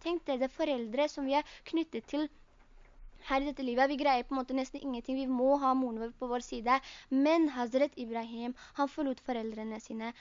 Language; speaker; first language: Norwegian; early bilingual, other home language; Urdu